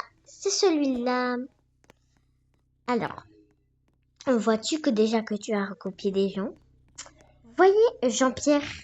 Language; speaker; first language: French; native; French